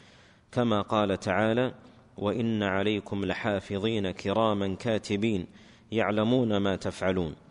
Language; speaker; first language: Arabic; native; Arabic